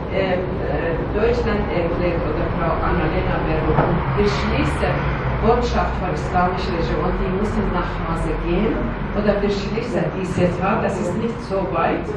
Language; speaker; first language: German; non-native, learner; Persian